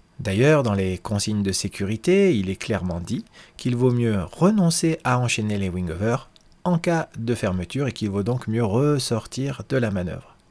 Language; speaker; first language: French; native; French